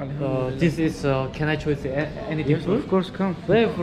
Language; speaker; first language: English; non-native, learner; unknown